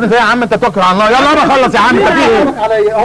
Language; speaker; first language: Arabic; native; Arabic